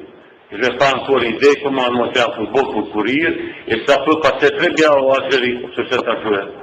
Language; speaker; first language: French; non-native, fluent; Bosnian